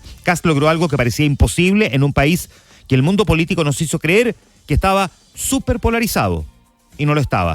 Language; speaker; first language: Spanish; native; Spanish